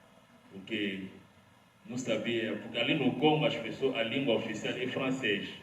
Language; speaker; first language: Portuguese; non-native, learner; Lingala